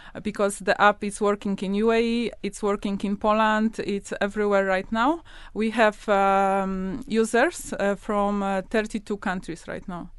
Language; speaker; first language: English; non-native, learner; Polish